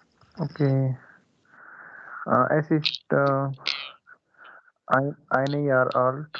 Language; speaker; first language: German; non-native, learner; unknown